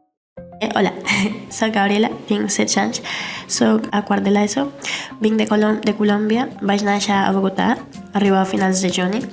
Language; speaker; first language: Catalan; non-native, learner; Spanish